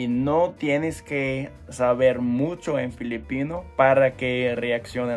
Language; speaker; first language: Spanish; non-native, fluent; English